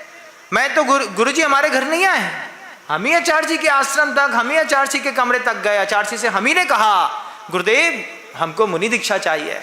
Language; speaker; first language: Hindi; native; Hindi